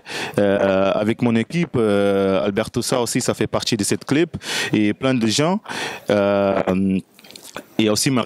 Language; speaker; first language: French; non-native, fluent; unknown